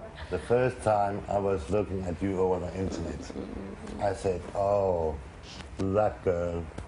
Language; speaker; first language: English; non-native, learner; Danish